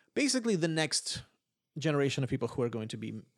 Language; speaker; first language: English; early bilingual, other home language; Ukrainian